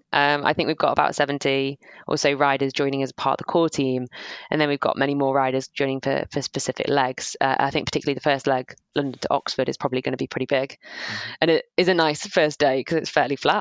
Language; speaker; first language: English; native; English